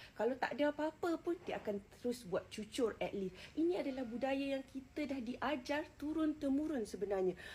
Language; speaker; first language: Malay; native; Malay